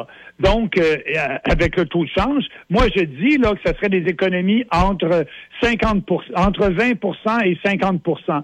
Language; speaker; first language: French; native; French